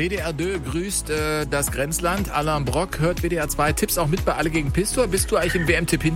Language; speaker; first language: German; native; German